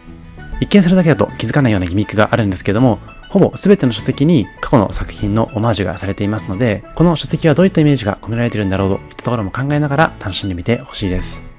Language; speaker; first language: Japanese; native; Japanese